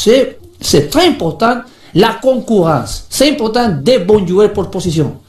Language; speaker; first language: French; non-native, learner; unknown